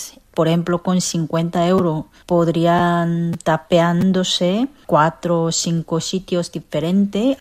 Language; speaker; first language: Spanish; non-native, learner; Korean